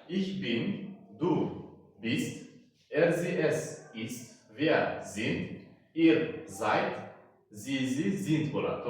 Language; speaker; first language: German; non-native, fluent; Uzbek